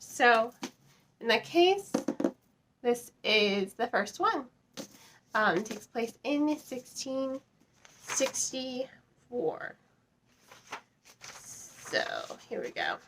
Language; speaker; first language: English; native; English